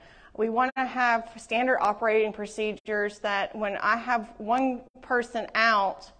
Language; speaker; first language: English; native; English